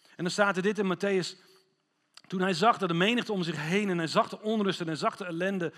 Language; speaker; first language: Dutch; non-native, fluent; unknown